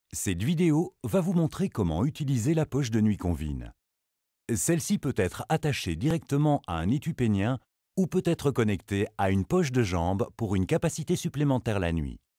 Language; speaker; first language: French; native; French